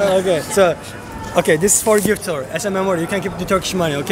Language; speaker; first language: English; non-native, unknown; Turkish